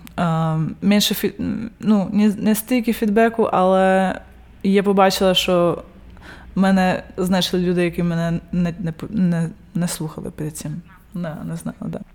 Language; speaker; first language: Ukrainian; early bilingual, heritage; Ukrainian